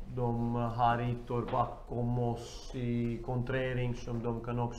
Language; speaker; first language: Swedish; non-native, fluent; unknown